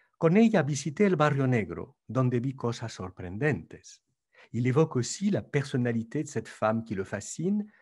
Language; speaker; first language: French; native; French